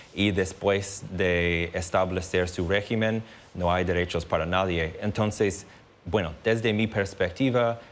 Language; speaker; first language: Spanish; non-native, fluent; English